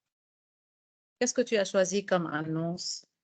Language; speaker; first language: French; non-native, fluent; Arabic